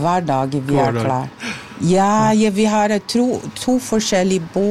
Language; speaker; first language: Norwegian; non-native, learner; Portuguese